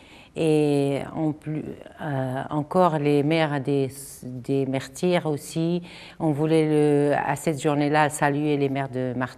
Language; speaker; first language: French; non-native, fluent; Arabic